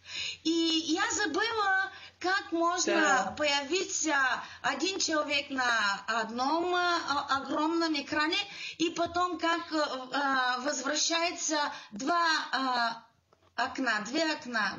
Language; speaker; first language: Russian; non-native, learner; Bulgarian